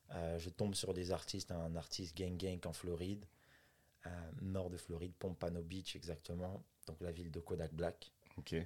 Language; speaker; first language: French; native; French